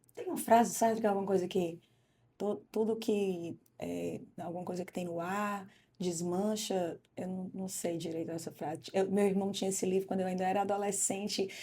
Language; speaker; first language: Portuguese; native; Portuguese